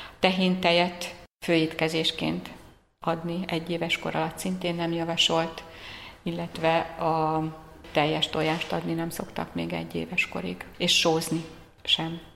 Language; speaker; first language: Hungarian; native; Hungarian